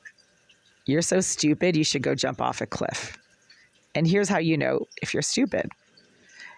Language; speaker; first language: English; native; English